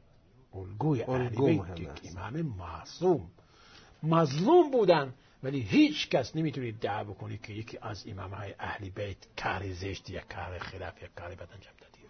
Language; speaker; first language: Persian; non-native, fluent; Arabic